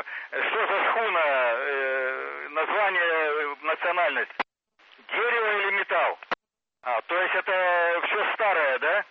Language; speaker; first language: Russian; native; Russian